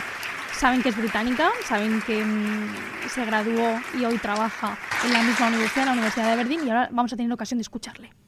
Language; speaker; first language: Spanish; native; Spanish